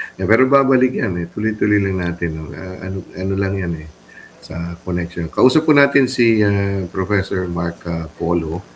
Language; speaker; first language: Filipino; native; Filipino